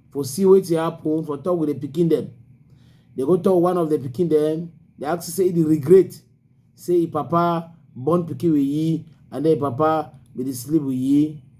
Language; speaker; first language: Nigerian Pidgin; native; Nigerian Pidgin